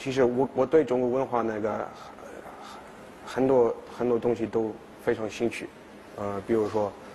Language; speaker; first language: Chinese; non-native, fluent; English